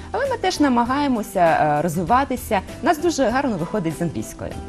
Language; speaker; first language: Ukrainian; non-native, local second language; Russian